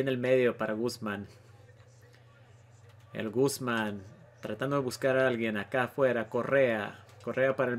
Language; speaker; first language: Spanish; early bilingual, heritage; Spanish